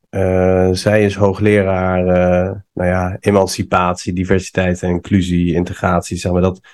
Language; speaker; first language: Dutch; non-native, fluent; Persian